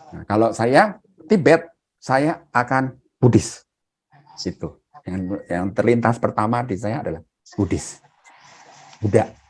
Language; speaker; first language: Indonesian; native; Indonesian